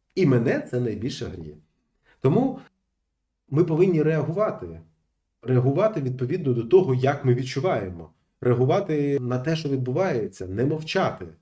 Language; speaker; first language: Ukrainian; non-native, local second language; Russian